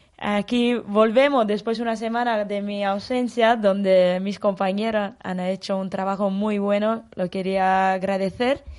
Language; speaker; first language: Spanish; non-native, fluent; Italian